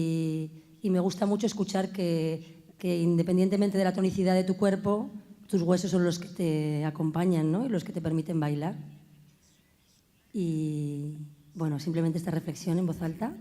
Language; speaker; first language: Spanish; native; Spanish